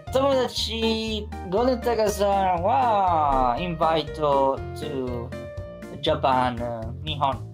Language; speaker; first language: Japanese; non-native, learner; Italian